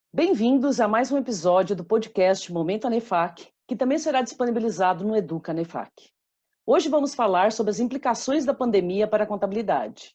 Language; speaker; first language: Portuguese; native; Portuguese